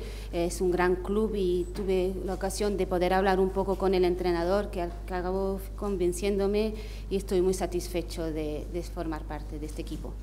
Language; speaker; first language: Spanish; non-native, fluent; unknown